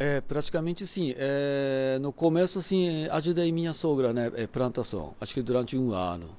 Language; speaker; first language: Portuguese; non-native, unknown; Japanese